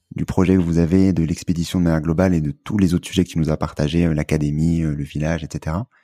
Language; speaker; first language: French; native; French